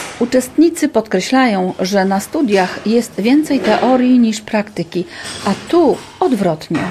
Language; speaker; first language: Polish; native; Polish